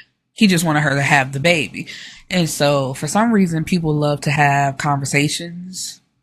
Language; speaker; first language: English; native; English